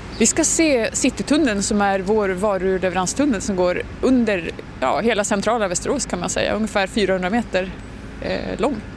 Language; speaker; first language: Swedish; native; Swedish